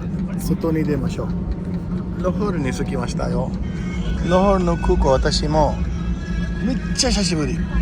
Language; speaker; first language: Japanese; non-native, fluent; Urdu